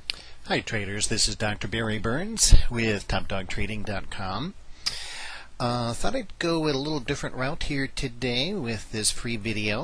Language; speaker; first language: English; native; English